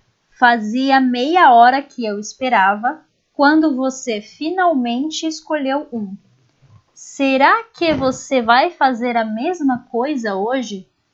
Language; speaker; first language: Portuguese; native; Portuguese